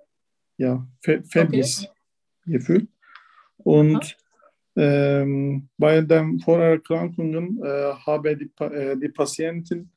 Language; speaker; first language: German; non-native, learner; Turkish